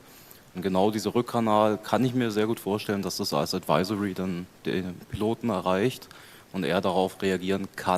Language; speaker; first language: German; native; German